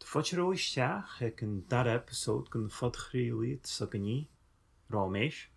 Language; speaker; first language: Irish; non-native, fluent; English